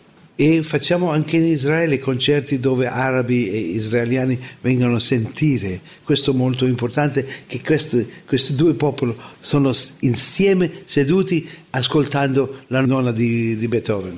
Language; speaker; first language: Italian; non-native, fluent; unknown